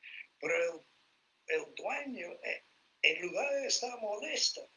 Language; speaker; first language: Spanish; non-native, fluent; English